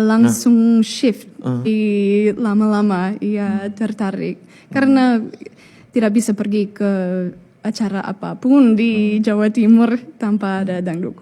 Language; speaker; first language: Indonesian; non-native, fluent; English